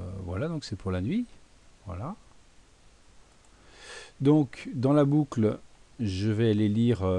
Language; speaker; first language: French; native; French